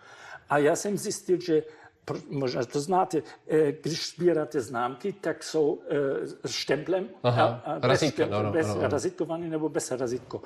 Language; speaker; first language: Czech; non-native, fluent; German